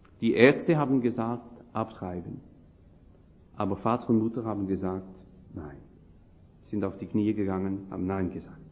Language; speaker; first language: German; non-native, fluent; French